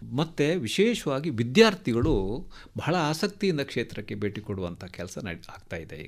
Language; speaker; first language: Kannada; non-native, local second language; Tulu